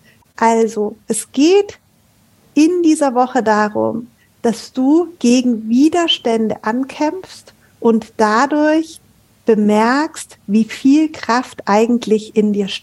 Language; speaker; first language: German; native; German